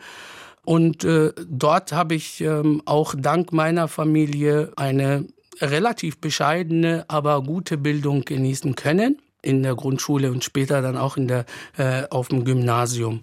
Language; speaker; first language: German; non-native, fluent; Arabic